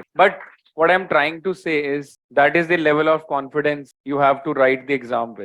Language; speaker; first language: English; non-native, local second language; Hindi